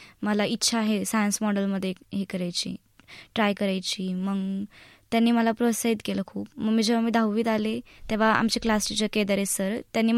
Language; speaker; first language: Marathi; native; Marathi